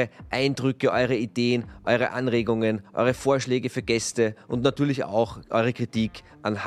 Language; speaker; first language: German; native; German